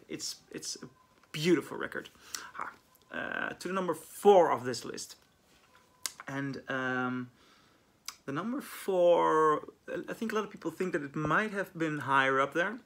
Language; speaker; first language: English; non-native, fluent; Dutch